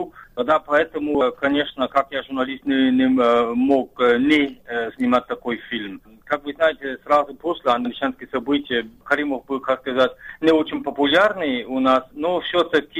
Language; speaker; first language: Russian; non-native, fluent; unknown